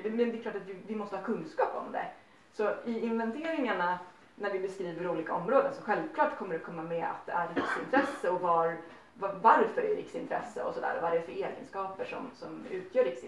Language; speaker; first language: Swedish; native; Swedish